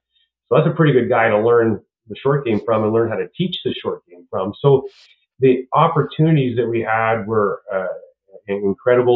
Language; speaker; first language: English; native; English